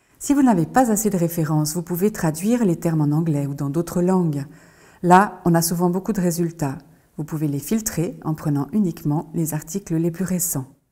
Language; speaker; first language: French; native; French